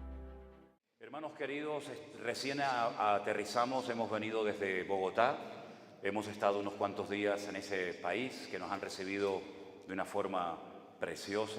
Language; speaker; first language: Spanish; native; Spanish